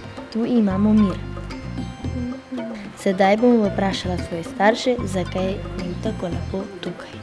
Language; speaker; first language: Slovenian; non-native, local second language; Romany